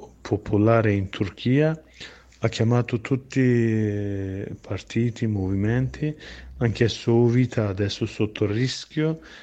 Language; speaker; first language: Italian; non-native, learner; Kurdish